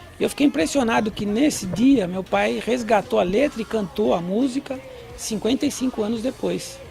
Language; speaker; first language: Portuguese; native; Portuguese